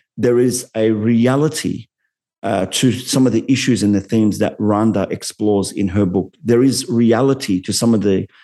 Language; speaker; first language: English; native; English